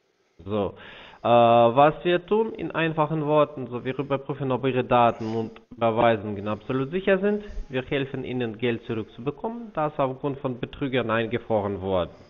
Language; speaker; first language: German; non-native, fluent; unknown